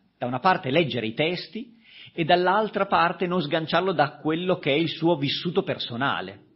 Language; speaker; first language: Italian; native; Italian